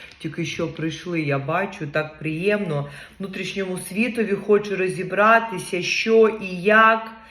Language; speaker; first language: Ukrainian; non-native, local second language; Russian